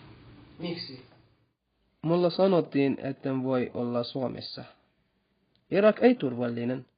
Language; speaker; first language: Finnish; non-native, learner; Arabic